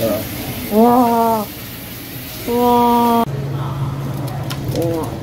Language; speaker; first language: Chinese; non-native, learner; Korean